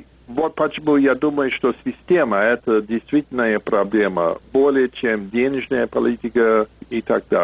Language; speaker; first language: Russian; non-native, fluent; English